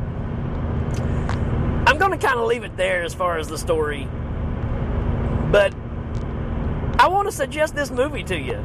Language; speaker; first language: English; native; English